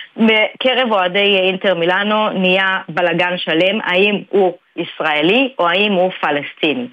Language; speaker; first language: Hebrew; native; Hebrew